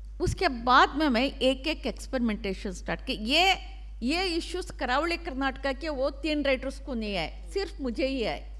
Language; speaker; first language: Hindi; non-native, local second language; Urdu